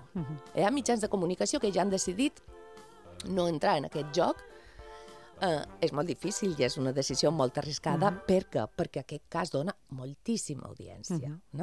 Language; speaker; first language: Catalan; native; Catalan